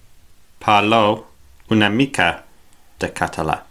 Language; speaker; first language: Catalan; non-native, learner; English